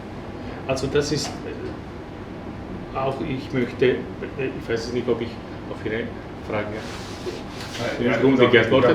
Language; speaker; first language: German; non-native, fluent; Italian